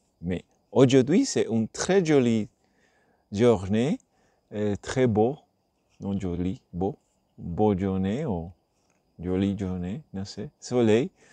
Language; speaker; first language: French; non-native, learner; Spanish